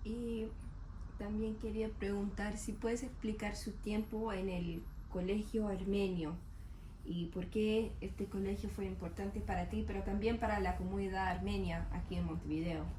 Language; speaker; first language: Spanish; non-native, learner; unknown